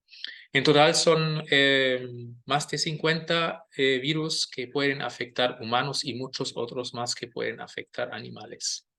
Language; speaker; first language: Spanish; non-native, fluent; German